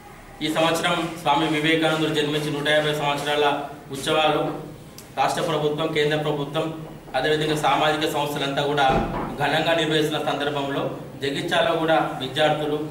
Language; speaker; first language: Telugu; native; Telugu